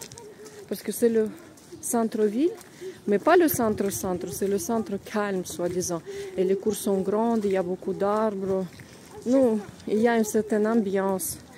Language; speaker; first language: French; non-native, fluent; Russian